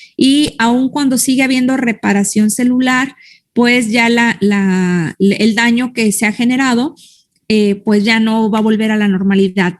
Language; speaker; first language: Spanish; native; Spanish